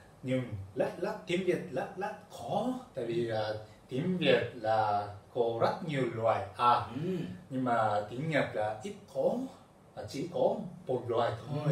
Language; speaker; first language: Vietnamese; non-native, learner; Japanese